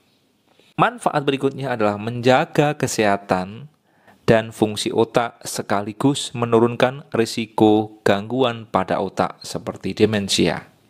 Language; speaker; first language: Indonesian; native; Indonesian